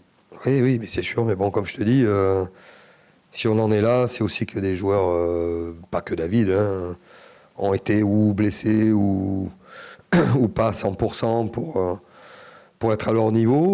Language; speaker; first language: French; native; French